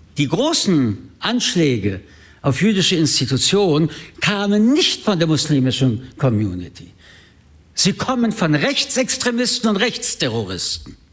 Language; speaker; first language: German; early bilingual, other home language; French